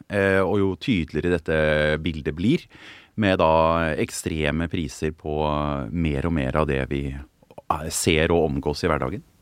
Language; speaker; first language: Norwegian; native; Norwegian